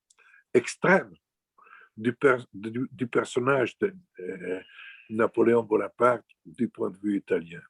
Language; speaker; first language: French; non-native, fluent; Italian